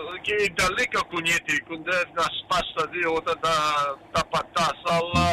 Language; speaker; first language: Greek; early bilingual, heritage; Greek